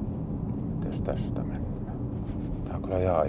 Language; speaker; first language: Finnish; native; Finnish